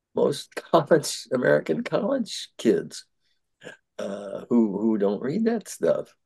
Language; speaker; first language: English; early bilingual, other home language; Yiddish